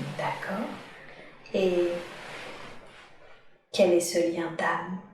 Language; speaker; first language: French; native; French